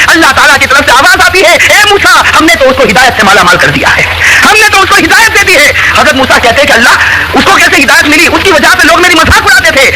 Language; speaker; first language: Urdu; native; Urdu